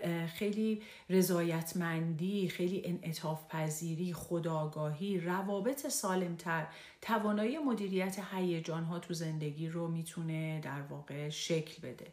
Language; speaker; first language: Persian; native; Persian